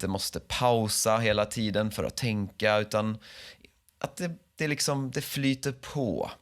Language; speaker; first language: Swedish; native; Swedish